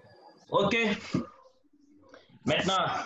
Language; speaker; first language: French; non-native, local second language; Haitian Creole